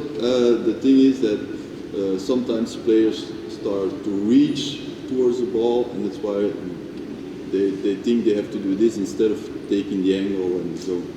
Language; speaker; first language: English; non-native, fluent; Dutch